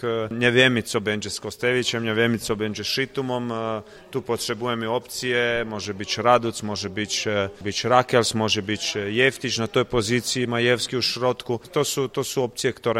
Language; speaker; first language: Polish; non-native, learner; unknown